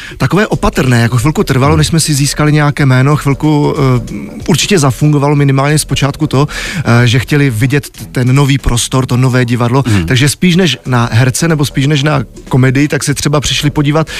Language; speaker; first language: Czech; native; Czech